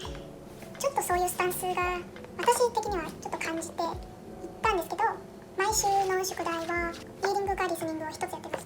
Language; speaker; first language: Japanese; non-native, fluent; Chinese